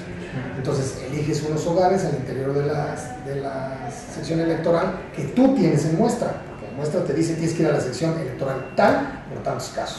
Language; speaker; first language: Spanish; native; Spanish